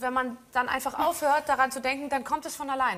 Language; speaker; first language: German; native; German